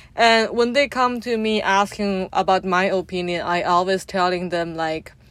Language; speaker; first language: English; non-native, fluent; Chinese